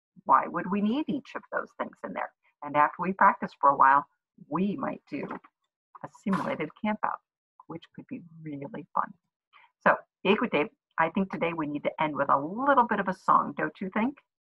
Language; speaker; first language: English; native; English